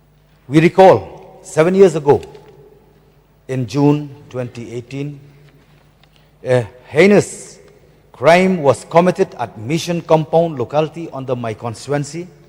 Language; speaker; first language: English; non-native, local second language; Khasi